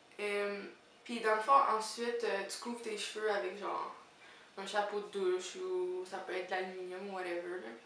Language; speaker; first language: French; native; French